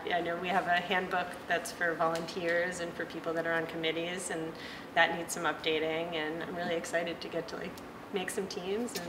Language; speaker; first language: English; native; English